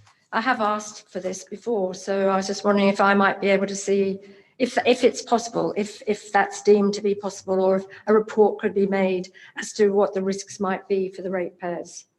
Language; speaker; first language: English; native; English